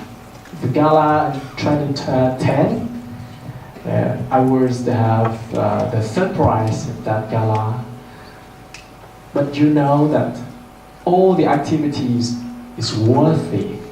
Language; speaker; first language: English; non-native, fluent; Vietnamese